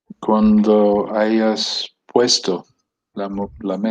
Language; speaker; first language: Spanish; non-native, learner; English